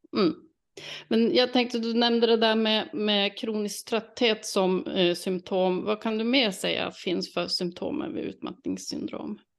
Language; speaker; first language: Swedish; native; Swedish